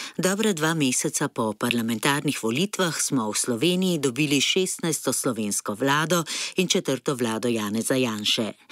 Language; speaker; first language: Slovenian; native; Slovenian